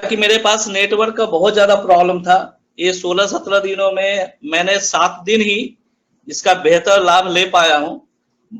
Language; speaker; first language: Hindi; native; Hindi